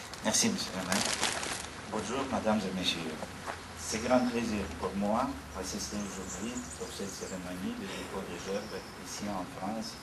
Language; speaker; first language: French; non-native, learner; Russian